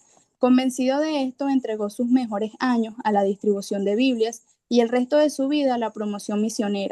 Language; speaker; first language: Spanish; native; Spanish